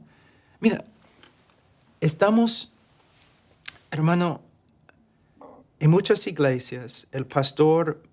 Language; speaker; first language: Spanish; non-native, fluent; English